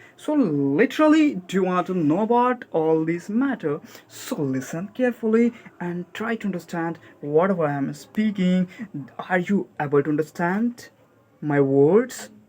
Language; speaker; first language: Hindi; native; Hindi